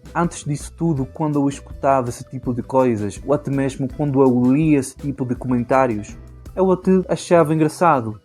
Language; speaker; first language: Portuguese; non-native, fluent; Spanish